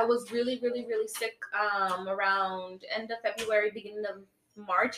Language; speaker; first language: English; early bilingual, other home language; Spanish